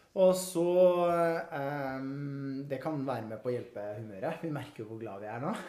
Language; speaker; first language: Norwegian; native; Norwegian